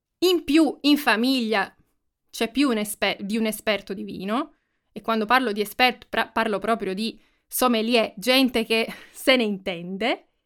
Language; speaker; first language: Italian; native; Italian